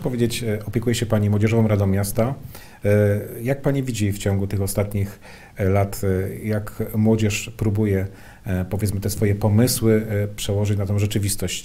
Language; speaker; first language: Polish; native; Polish